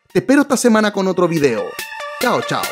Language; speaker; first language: Spanish; native; Spanish